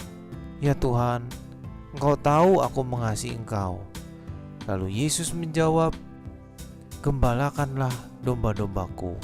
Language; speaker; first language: Indonesian; native; Indonesian